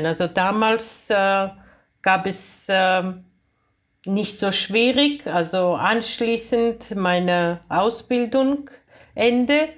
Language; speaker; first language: German; non-native, fluent; Georgian